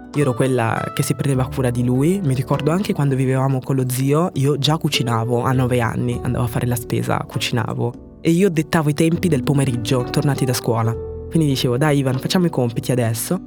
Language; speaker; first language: Italian; early bilingual, other home language; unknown